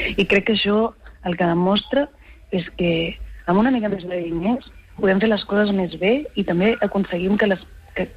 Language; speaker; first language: Catalan; native; Catalan